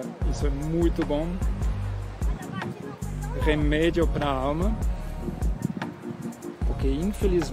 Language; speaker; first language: Portuguese; non-native, fluent; German